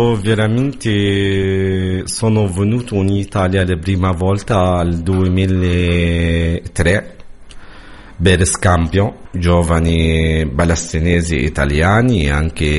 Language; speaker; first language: Italian; non-native, learner; Arabic